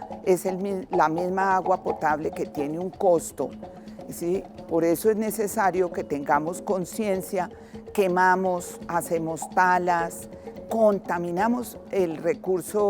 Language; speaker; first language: Spanish; native; Spanish